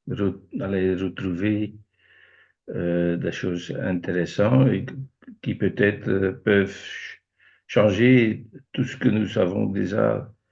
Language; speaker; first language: French; non-native, fluent; Dutch